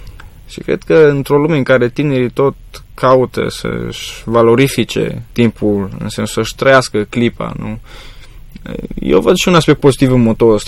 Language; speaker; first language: Romanian; native; Romanian